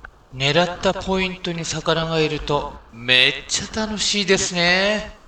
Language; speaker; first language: Japanese; native; Japanese